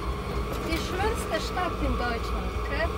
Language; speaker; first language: German; non-native, fluent; Bosnian